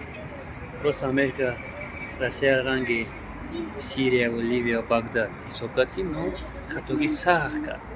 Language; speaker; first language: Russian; non-native, local second language; Tajik